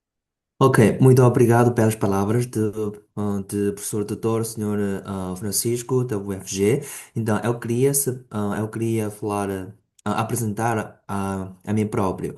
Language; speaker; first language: Portuguese; non-native, fluent; Chinese